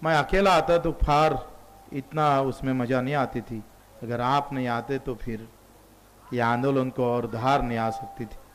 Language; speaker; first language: Hindi; non-native, local second language; Marathi